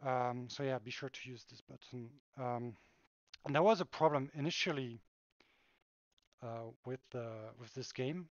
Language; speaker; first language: English; non-native, fluent; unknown